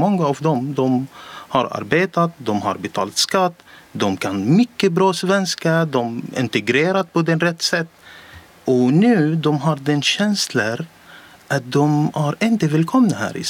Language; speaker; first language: Swedish; non-native, learner; Arabic